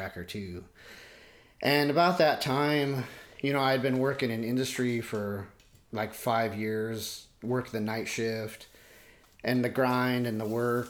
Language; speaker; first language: English; native; English